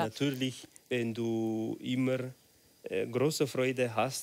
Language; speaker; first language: German; non-native, learner; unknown